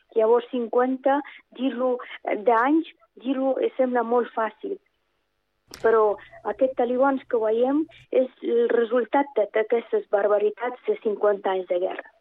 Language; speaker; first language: Catalan; non-native, fluent; Persian